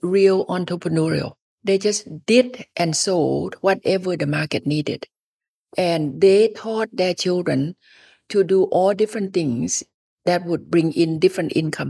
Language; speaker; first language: English; non-native, fluent; Thai